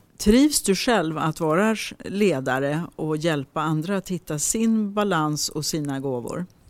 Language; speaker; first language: Swedish; native; Swedish